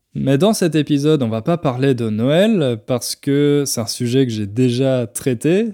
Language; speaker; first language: French; native; French